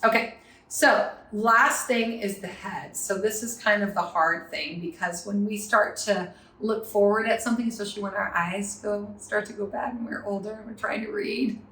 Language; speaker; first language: English; native; English